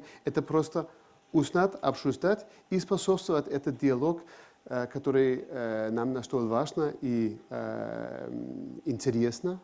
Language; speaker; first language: Russian; non-native, fluent; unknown